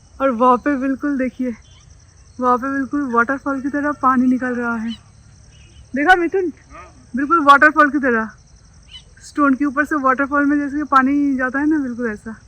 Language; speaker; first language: Hindi; non-native, local second language; Bangla